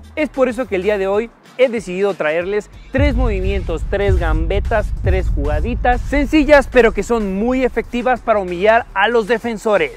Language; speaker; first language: Spanish; native; Spanish